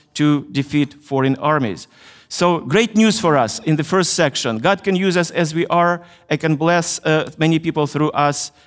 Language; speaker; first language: English; non-native, fluent; Russian